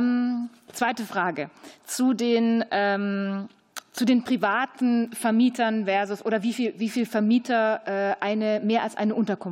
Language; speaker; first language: German; native; German